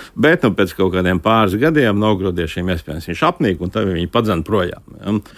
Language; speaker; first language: Latvian; native; Latvian